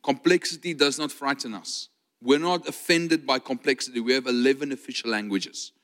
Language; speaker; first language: English; non-native, local second language; Afrikaans